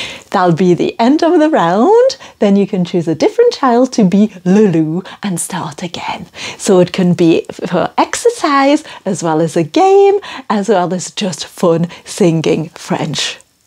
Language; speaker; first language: English; non-native, fluent; French